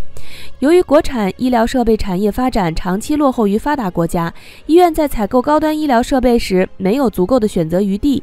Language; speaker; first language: Chinese; native; Chinese